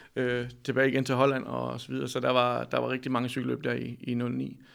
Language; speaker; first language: Danish; native; Danish